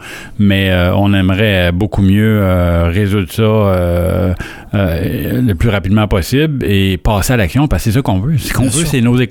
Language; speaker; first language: French; native; French